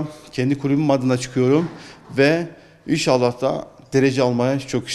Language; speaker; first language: Turkish; native; Turkish